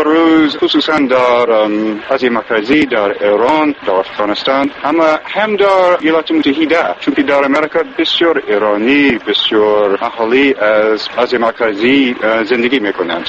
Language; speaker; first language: Persian; non-native, learner; English